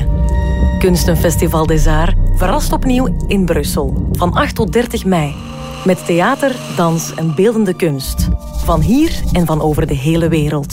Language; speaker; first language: Dutch; native; Dutch